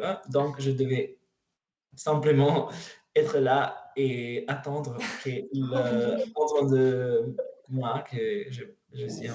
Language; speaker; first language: French; non-native, learner; Italian